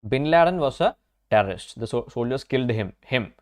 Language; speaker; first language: English; non-native, local second language; Malayalam